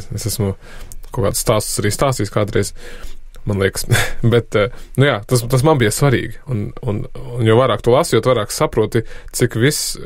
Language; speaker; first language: Latvian; native; Latvian